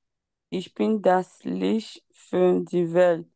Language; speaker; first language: German; non-native, learner; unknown